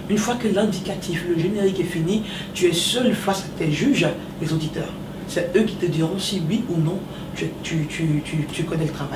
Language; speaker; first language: French; native; French